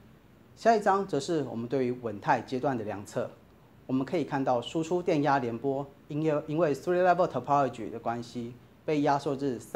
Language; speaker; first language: Chinese; native; Chinese